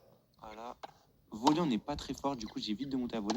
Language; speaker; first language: French; native; French